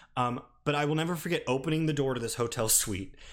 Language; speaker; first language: English; native; English